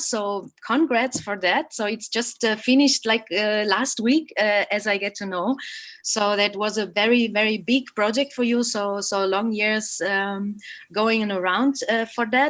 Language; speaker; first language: English; non-native, fluent; German